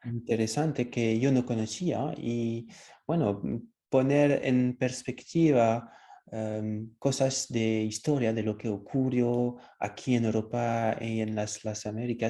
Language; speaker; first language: Spanish; non-native, fluent; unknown